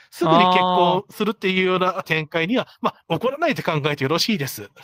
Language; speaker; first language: Japanese; non-native, fluent; English